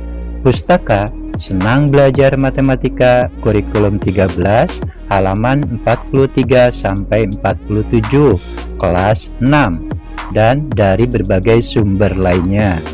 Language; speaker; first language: Indonesian; native; Indonesian